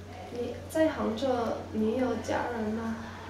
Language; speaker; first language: Chinese; non-native, learner; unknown